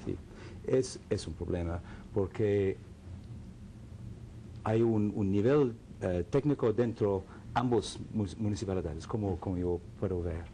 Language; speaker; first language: Spanish; non-native, fluent; English